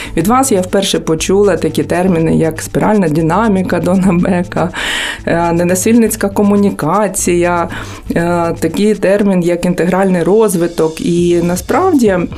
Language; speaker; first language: Ukrainian; native; Ukrainian